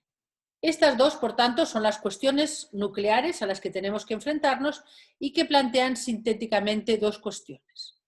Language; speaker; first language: Spanish; native; Spanish